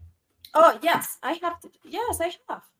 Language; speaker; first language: English; non-native, learner; Spanish